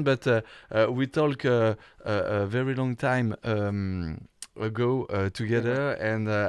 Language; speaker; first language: English; non-native, learner; French